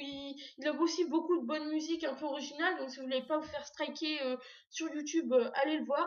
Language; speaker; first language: French; native; French